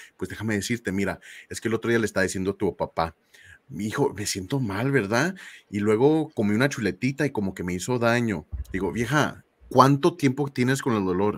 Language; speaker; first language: Spanish; early bilingual, heritage; Spanish